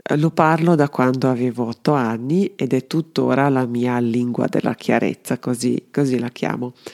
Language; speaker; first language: Italian; non-native, fluent; Serbian